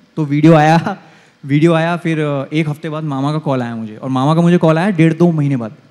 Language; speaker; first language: Hindi; native; Hindi